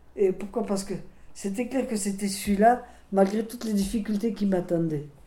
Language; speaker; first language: French; non-native, local second language; Swiss German